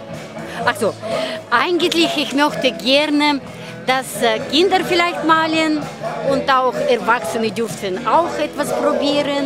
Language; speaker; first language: German; non-native, learner; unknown